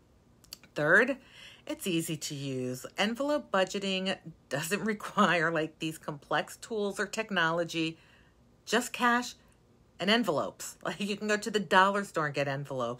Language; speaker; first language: English; native; English